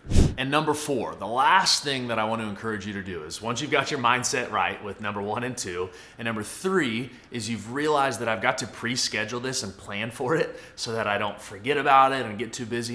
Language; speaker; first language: English; native; English